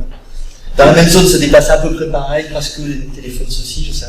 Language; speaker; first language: French; native; French